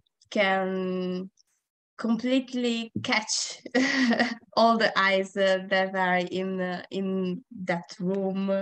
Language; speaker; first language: English; non-native, learner; Italian